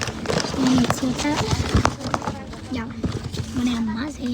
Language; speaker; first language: Hebrew; native; Hebrew